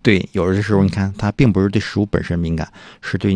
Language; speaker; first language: Chinese; native; Chinese